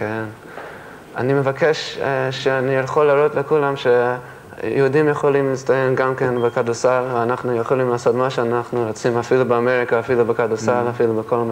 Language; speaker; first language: Hebrew; early bilingual, heritage; English